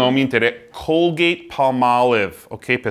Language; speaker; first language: Portuguese; non-native, fluent; English